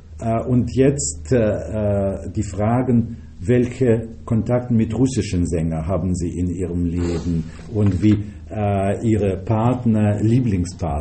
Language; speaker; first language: German; non-native, fluent; Russian